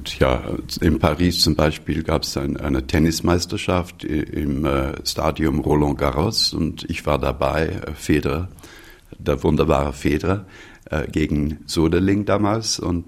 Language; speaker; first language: German; non-native, fluent; English